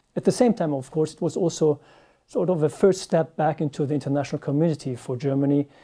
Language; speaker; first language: English; non-native, fluent; German